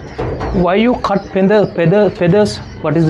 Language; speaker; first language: English; non-native, fluent; Sinhala